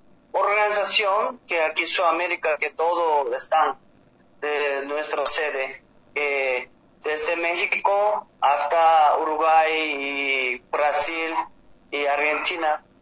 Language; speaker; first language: Spanish; non-native, learner; Korean